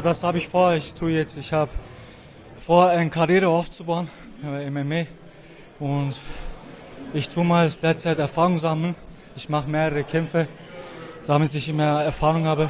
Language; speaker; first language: German; non-native, local second language; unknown